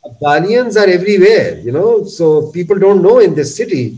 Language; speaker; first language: English; non-native, local second language; Urdu